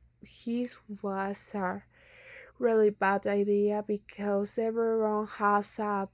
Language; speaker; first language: English; non-native, learner; Spanish